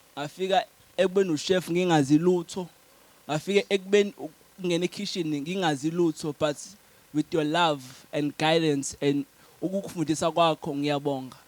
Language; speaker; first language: Zulu; non-native, local second language; Xhosa